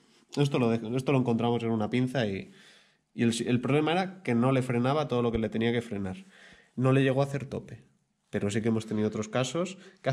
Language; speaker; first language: Spanish; native; Spanish